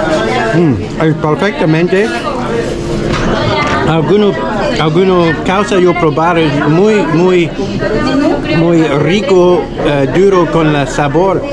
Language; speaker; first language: Spanish; non-native, learner; English